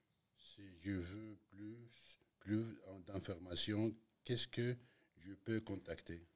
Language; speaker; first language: French; non-native, learner; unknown